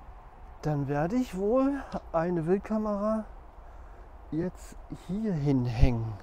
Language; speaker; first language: German; native; German